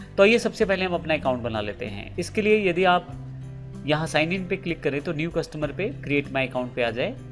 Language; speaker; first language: Hindi; native; Hindi